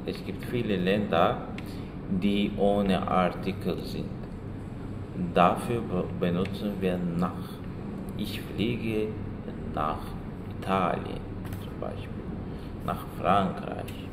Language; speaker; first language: German; non-native, fluent; Azerbaijani